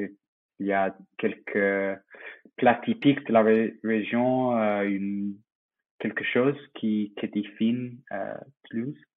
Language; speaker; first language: French; non-native, fluent; English